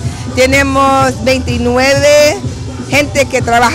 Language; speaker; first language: Spanish; early bilingual, heritage; Spanish